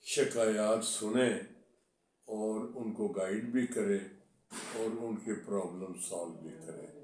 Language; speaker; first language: Urdu; non-native, local second language; Punjabi